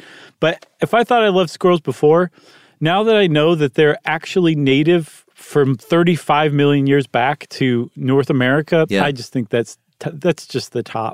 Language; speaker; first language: English; native; English